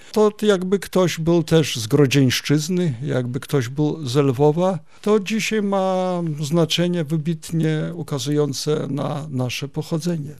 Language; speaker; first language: Polish; native; Polish